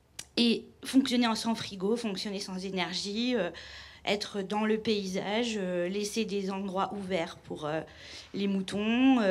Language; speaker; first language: French; native; French